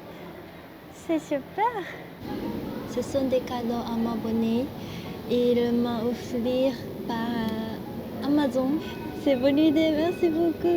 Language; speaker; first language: French; non-native, learner; Japanese